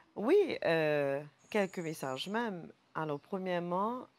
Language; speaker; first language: French; non-native, local second language; Morisyen